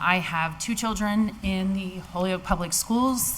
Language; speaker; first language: English; native; English